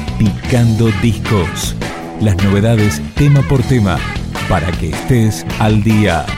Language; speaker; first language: Spanish; native; Spanish